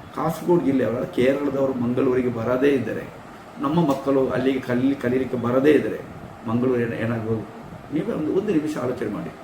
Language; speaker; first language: Kannada; non-native, local second language; Tulu